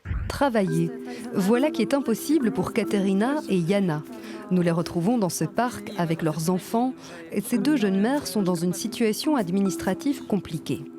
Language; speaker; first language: French; native; French